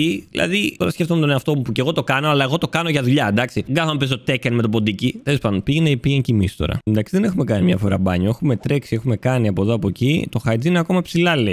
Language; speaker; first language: Greek; native; Greek